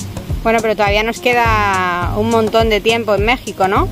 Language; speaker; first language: Spanish; native; Spanish